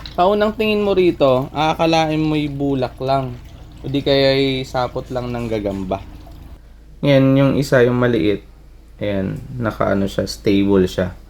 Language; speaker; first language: Filipino; native; Filipino